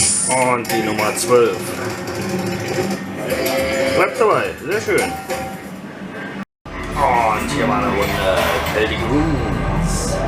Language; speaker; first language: German; native; German